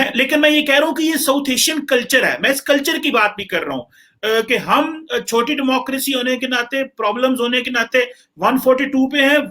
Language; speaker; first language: Hindi; non-native, local second language; Punjabi